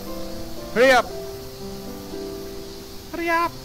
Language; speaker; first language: English; non-native, fluent; Indonesian